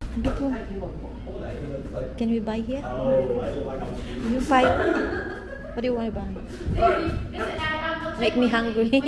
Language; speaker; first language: English; non-native, learner; Filipino